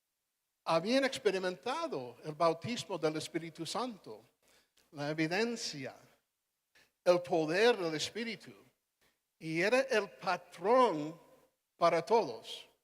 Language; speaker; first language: Spanish; non-native, fluent; English